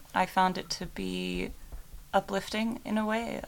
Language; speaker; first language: English; early bilingual, other home language; Ukrainian